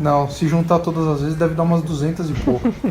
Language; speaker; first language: Portuguese; native; Portuguese